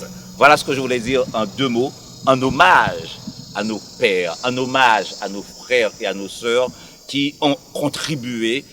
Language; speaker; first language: French; native; French